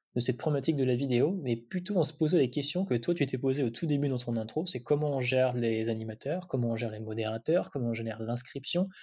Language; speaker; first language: French; native; French